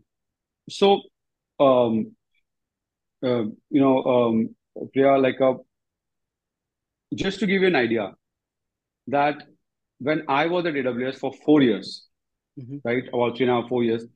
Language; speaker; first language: English; non-native, local second language; Gujarati